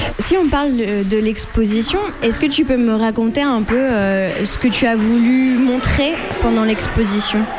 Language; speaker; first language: French; native; French